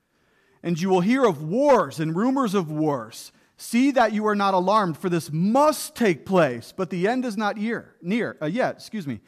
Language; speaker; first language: English; native; English